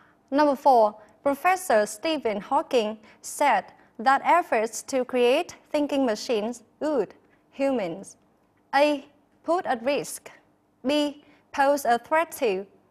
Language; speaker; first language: English; non-native, fluent; Vietnamese